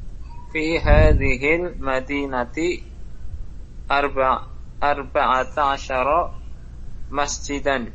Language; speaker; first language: Arabic; non-native, learner; Indonesian